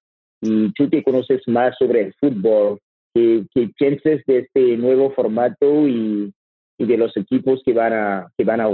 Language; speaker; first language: Spanish; non-native, learner; French